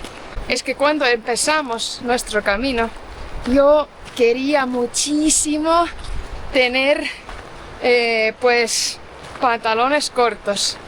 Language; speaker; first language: Spanish; non-native, fluent; Portuguese